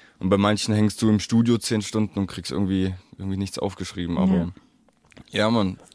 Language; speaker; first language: German; native; German